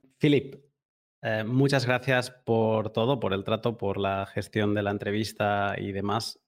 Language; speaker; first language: Spanish; native; Spanish